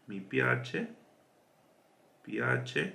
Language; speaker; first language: Italian; non-native, fluent; Spanish